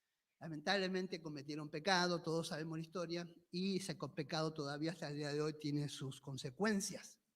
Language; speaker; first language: Spanish; native; Spanish